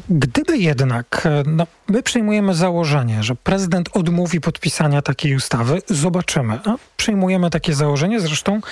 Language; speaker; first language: Polish; native; Polish